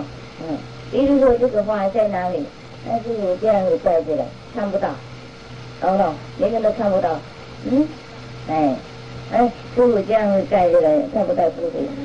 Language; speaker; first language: Chinese; non-native, fluent; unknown